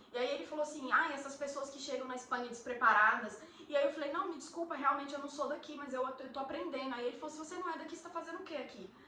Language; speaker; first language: Portuguese; native; Portuguese